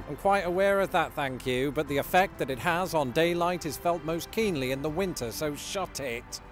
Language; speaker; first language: English; native; English